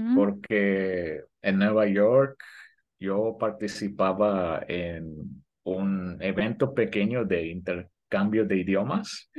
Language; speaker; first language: Spanish; early bilingual, heritage; Spanish